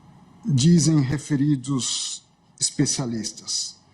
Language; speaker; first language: Portuguese; native; Portuguese